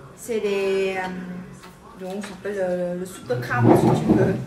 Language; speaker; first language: French; non-native, learner; Vietnamese